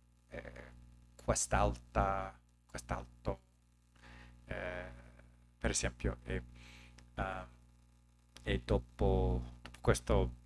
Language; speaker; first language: Italian; non-native, learner; English